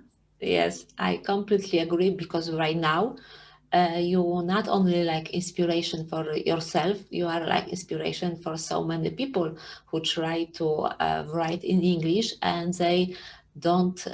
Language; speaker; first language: English; non-native, fluent; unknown